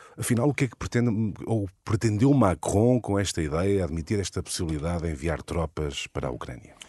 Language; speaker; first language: Portuguese; native; Portuguese